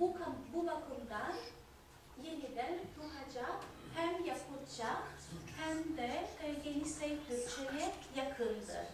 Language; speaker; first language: Turkish; non-native, fluent; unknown